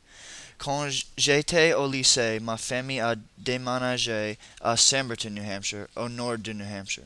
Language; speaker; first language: French; non-native, learner; English